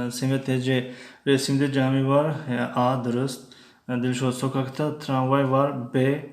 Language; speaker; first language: Turkish; non-native, fluent; Tajik